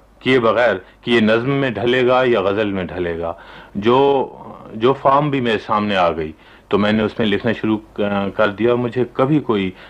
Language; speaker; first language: Urdu; non-native, local second language; Pashto